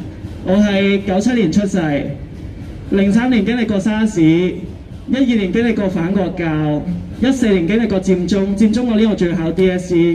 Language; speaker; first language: Cantonese; native; Cantonese